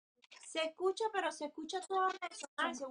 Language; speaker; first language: Spanish; native; Spanish